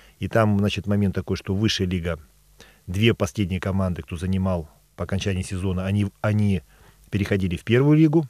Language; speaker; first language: Russian; native; Russian